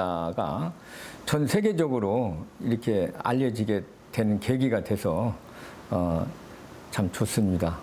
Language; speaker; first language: Korean; native; Korean